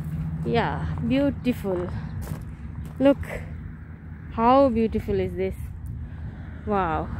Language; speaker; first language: English; non-native, fluent; Urdu